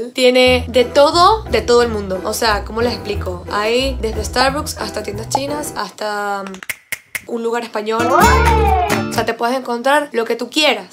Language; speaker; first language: Spanish; native; Spanish